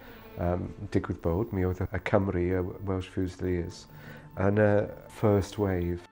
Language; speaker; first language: Welsh; non-native, fluent; English